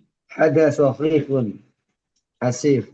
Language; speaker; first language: Arabic; non-native, learner; Indonesian